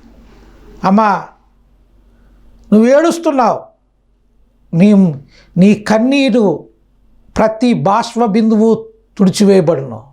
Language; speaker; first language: Telugu; native; Telugu